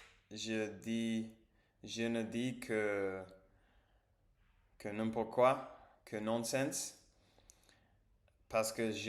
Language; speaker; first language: French; non-native, learner; English